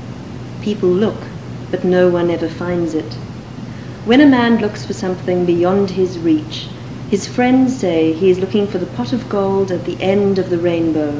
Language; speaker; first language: English; native; English